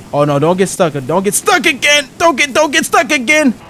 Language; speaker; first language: English; native; English